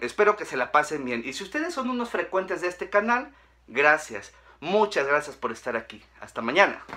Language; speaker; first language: Spanish; native; Spanish